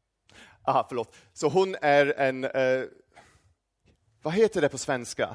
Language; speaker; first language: Swedish; non-native, fluent; English